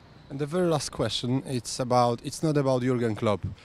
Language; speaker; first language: English; non-native, fluent; Polish